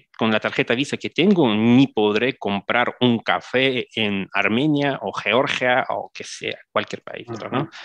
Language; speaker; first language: Spanish; non-native, fluent; Russian